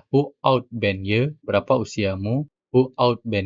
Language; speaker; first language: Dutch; non-native, learner; Indonesian